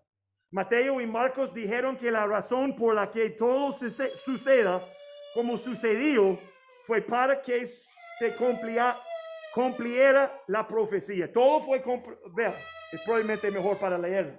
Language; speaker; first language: Spanish; non-native, fluent; English